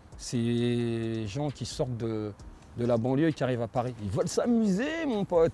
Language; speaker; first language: French; native; French